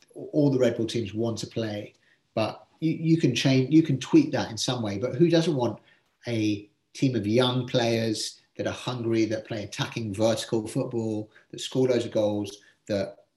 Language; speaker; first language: English; native; English